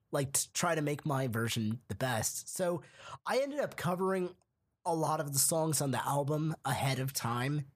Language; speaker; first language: English; early bilingual, other home language; Hindi